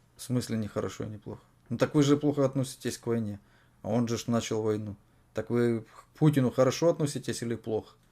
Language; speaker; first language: Russian; native; Russian